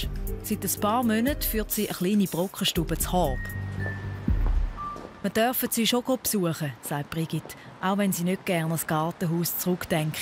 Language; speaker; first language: German; native; German